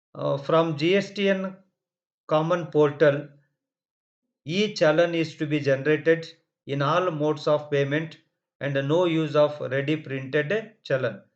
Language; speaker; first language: English; non-native, local second language; Kannada